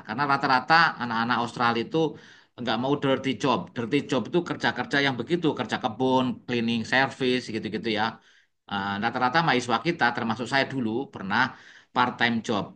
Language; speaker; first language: Indonesian; native; Indonesian